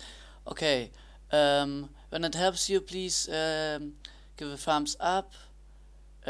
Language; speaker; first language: English; non-native, learner; German